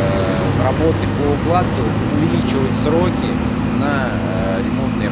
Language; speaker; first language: Russian; native; Russian